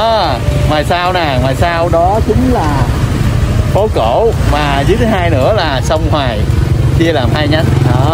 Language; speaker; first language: Vietnamese; native; Vietnamese